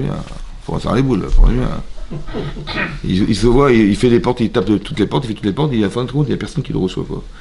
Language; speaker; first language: French; native; French